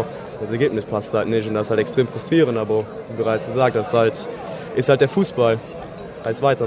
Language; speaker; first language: German; native; German